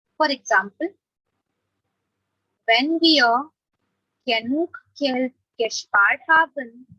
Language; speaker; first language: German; non-native, fluent; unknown